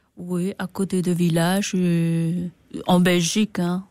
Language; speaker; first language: French; non-native, learner; Chinese